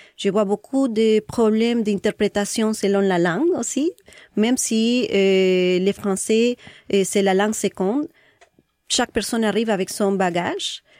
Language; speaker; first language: French; non-native, fluent; Spanish